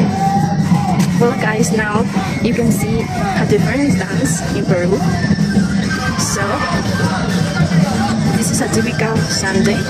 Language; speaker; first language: English; non-native, learner; Spanish